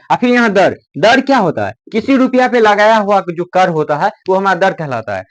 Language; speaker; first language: Hindi; native; Hindi